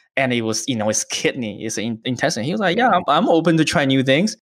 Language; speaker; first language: English; early bilingual, other home language; Chinese